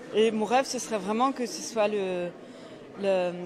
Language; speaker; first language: French; native; French